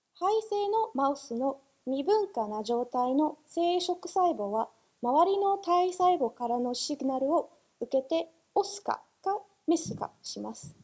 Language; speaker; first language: Japanese; non-native, fluent; English